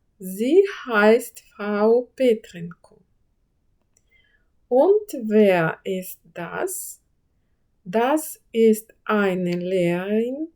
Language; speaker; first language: German; non-native, fluent; Ukrainian